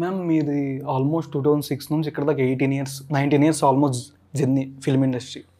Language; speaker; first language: Telugu; native; Telugu